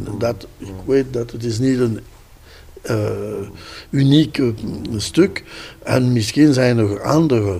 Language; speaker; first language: Dutch; non-native, local second language; French